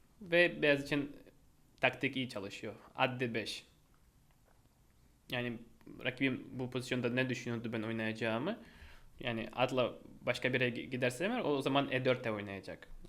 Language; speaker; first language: Turkish; non-native, fluent; Russian